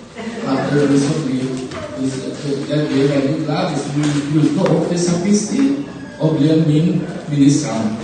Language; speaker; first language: Norwegian; non-native, fluent; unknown